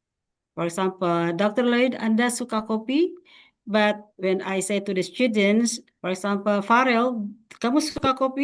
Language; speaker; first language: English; non-native, fluent; Indonesian